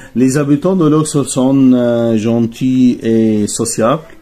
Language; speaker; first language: French; non-native, fluent; Arabic